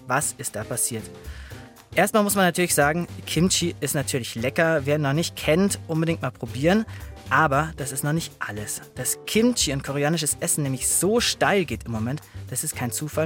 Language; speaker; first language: German; native; German